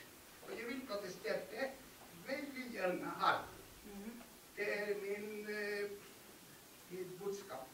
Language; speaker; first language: Norwegian; non-native, learner; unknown